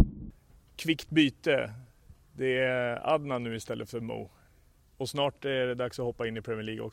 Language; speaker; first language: Swedish; native; Swedish